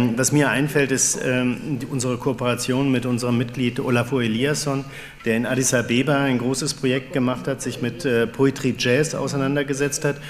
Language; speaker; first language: German; native; German